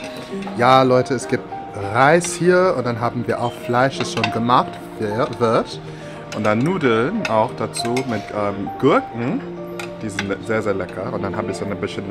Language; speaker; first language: German; non-native, learner; English